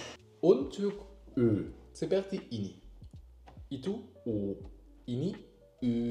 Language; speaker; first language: Indonesian; non-native, learner; German